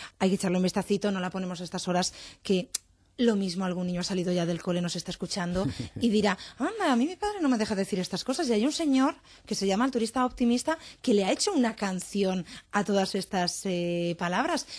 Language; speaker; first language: Spanish; native; Spanish